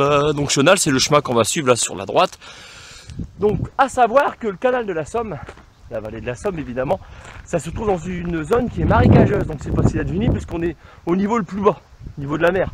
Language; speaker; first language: French; native; French